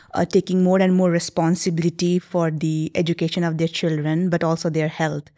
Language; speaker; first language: English; non-native, local second language; Nepali